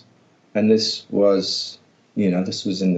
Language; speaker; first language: English; native; English